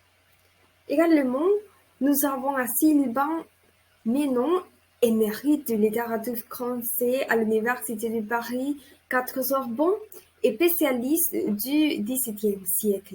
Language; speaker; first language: French; non-native, learner; Spanish